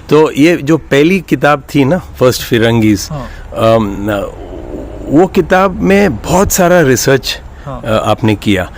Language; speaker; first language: Hindi; non-native, local second language; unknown